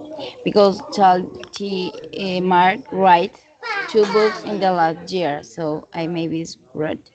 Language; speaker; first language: English; non-native, learner; Spanish